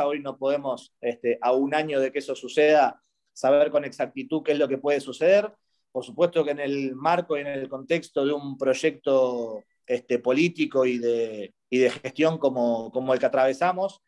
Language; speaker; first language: Spanish; native; Spanish